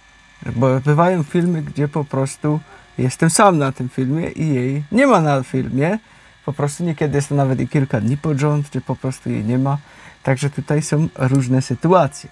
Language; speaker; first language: Polish; native; Polish